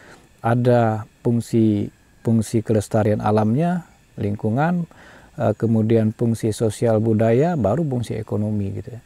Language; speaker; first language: Indonesian; non-native, local second language; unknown